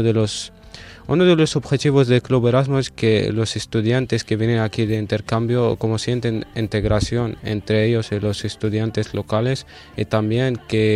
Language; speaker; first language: Spanish; non-native, fluent; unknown